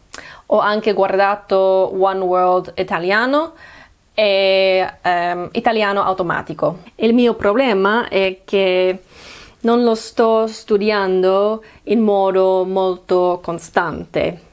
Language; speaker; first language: Italian; non-native, learner; English